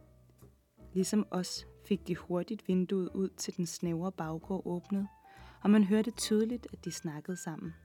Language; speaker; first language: Danish; native; Danish